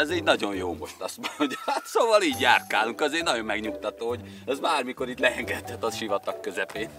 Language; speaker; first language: Hungarian; native; Hungarian